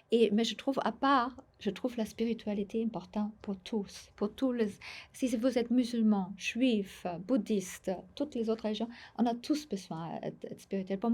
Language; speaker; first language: French; non-native, fluent; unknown